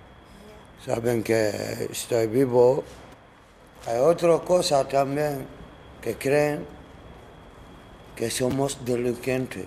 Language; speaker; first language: Spanish; non-native, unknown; Arabic